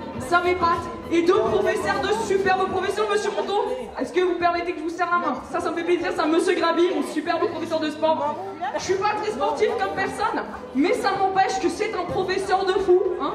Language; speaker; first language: French; native; French